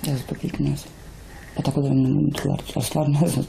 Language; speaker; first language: Bosnian; native; Bosnian